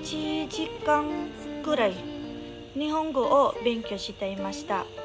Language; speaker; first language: Japanese; non-native, learner; Indonesian